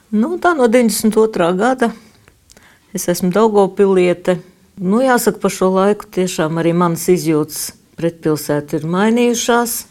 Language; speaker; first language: Latvian; native; Latvian